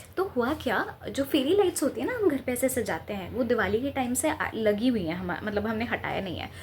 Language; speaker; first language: Hindi; non-native, local second language; Bangla